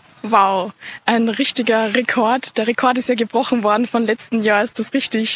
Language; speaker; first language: German; native; German